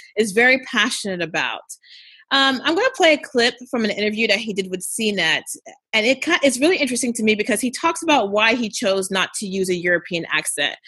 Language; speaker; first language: English; early bilingual, other home language; Yoruba